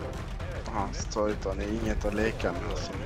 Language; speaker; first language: Swedish; early bilingual, other home language; Turkish